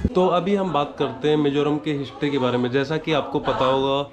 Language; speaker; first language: Hindi; native; Hindi